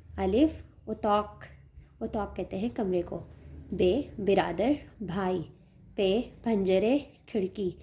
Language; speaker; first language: Urdu; native; Urdu